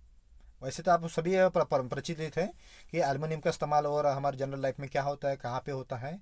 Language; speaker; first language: Hindi; non-native, local second language; Marathi